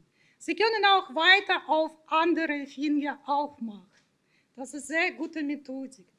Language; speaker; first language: German; non-native, fluent; Russian